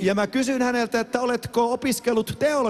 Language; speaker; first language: Finnish; native; Finnish